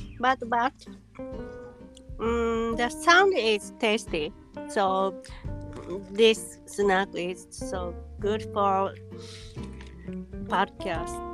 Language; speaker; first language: English; non-native, learner; Japanese